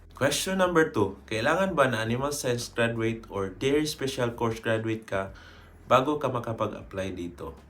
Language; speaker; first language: Filipino; native; Filipino